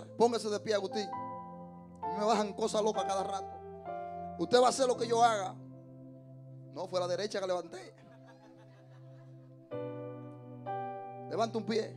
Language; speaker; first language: Spanish; native; Spanish